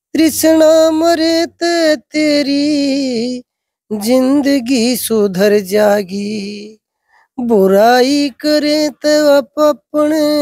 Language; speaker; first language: Hindi; native; Hindi